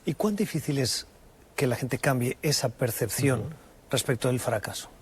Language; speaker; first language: Spanish; native; Spanish